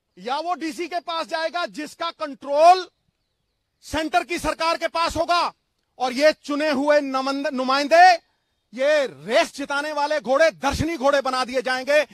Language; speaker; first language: Hindi; non-native, local second language; Punjabi